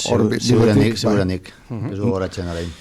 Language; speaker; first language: Basque; non-native, local second language; Spanish